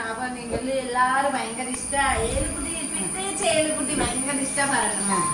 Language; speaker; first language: Malayalam; non-native, learner; Nepali